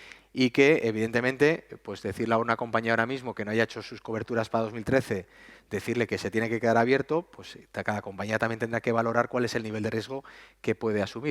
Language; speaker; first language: Spanish; native; Spanish